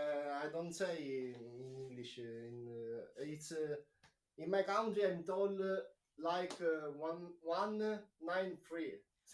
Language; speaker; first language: English; non-native, learner; Italian